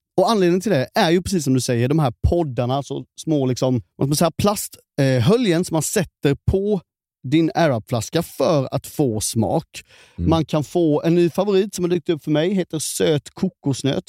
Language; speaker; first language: Swedish; native; Swedish